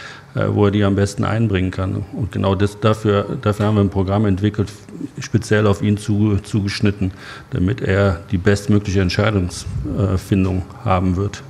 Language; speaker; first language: German; native; German